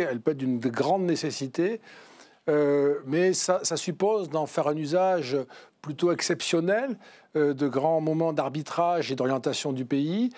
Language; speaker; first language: French; native; French